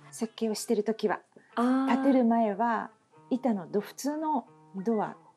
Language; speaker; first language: Japanese; native; Japanese